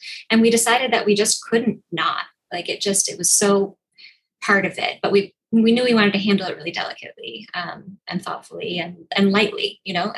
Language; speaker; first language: English; native; English